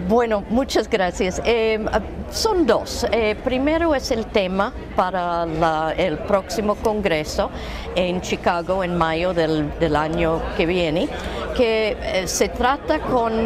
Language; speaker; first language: Spanish; non-native, fluent; English